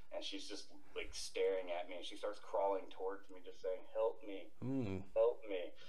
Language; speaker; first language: English; native; English